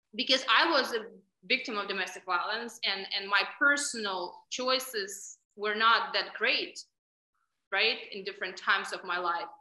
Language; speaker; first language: English; non-native, fluent; Ukrainian